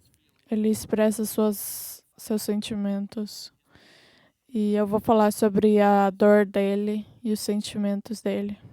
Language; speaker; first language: Portuguese; non-native, fluent; English